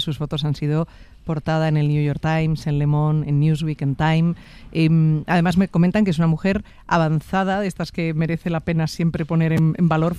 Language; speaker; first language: Spanish; native; Spanish